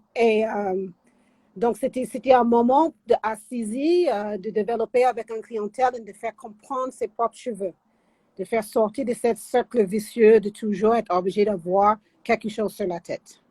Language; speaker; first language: French; non-native, fluent; English